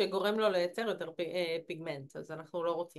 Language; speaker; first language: Hebrew; native; Hebrew